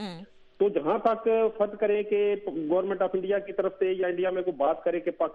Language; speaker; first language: Urdu; native; Urdu